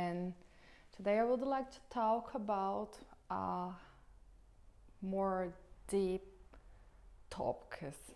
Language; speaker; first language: English; non-native, learner; Portuguese